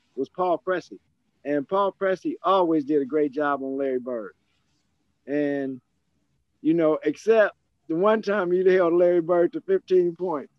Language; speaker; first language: English; native; English